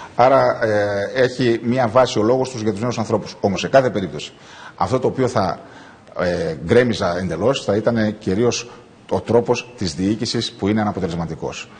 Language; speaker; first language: Greek; native; Greek